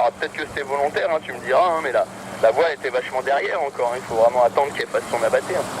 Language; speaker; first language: French; native; French